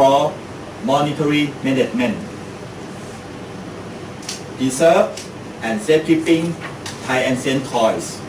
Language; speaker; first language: English; non-native, learner; Thai